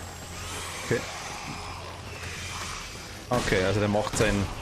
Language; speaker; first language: German; native; German